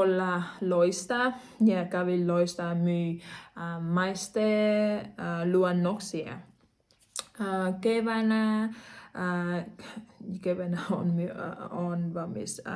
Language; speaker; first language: Finnish; non-native, learner; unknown